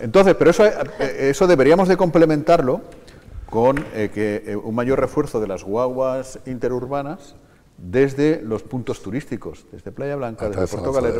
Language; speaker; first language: Spanish; native; Spanish